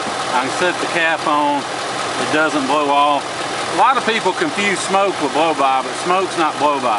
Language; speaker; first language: English; native; English